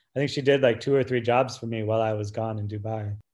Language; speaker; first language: English; native; English